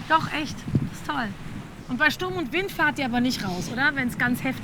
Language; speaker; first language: German; native; German